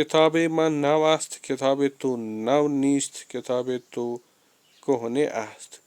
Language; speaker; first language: Persian; non-native, fluent; Urdu